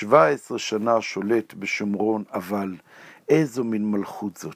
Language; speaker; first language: Hebrew; native; Hebrew